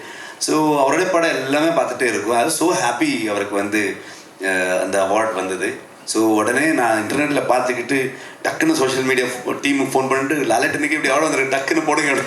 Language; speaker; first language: Tamil; non-native, local second language; Kannada